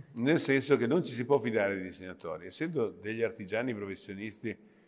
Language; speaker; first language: Italian; native; Italian